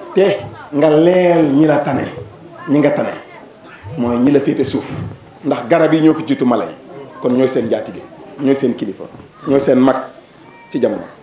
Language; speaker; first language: Wolof; native; Wolof